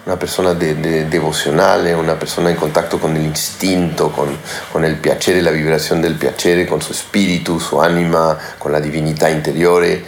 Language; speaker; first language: Italian; non-native, learner; Spanish